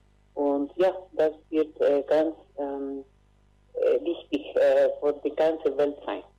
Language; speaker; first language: German; non-native, learner; Spanish